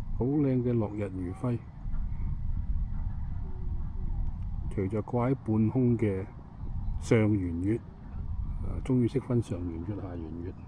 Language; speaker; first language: Cantonese; native; Cantonese